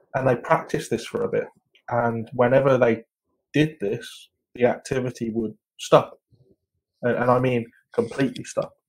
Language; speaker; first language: English; native; English